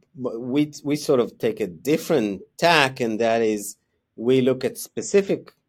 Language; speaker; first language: English; non-native, fluent; Hebrew